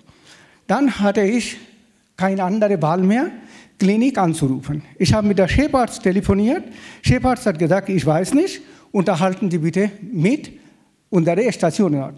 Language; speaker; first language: German; non-native, fluent; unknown